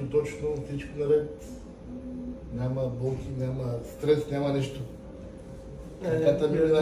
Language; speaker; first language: Bulgarian; non-native, local second language; Turkish